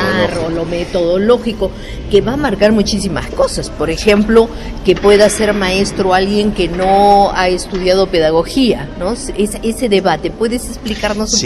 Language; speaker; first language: Spanish; native; Spanish